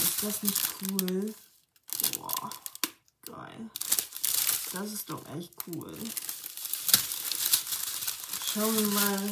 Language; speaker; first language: German; native; German